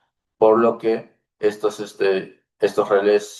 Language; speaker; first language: Spanish; native; Spanish